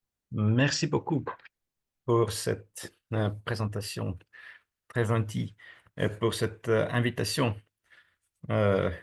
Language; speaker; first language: French; non-native, fluent; Estonian